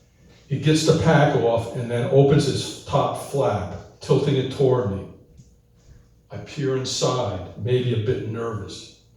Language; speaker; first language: English; native; English